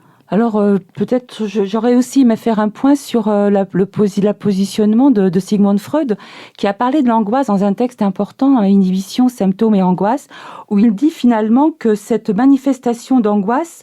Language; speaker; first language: French; native; French